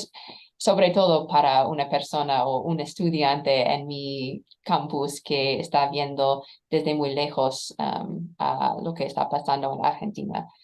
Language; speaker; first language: Spanish; non-native, fluent; English